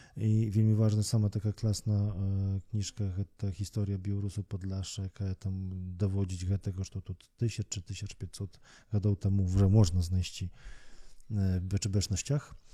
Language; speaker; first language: Belarusian; native; Belarusian